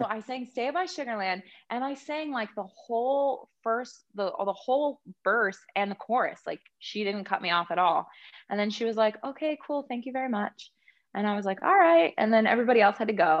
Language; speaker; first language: English; native; English